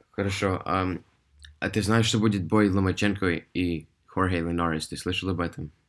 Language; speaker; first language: Russian; early bilingual, heritage; Russian